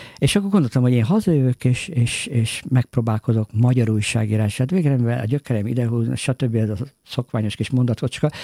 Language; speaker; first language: Hungarian; native; Hungarian